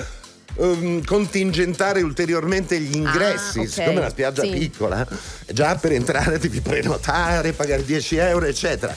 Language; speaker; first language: Italian; native; Italian